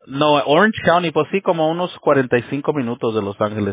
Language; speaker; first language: Spanish; early bilingual, heritage; Spanish